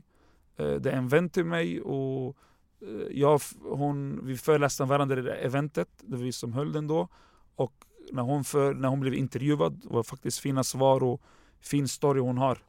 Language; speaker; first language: Swedish; non-native, fluent; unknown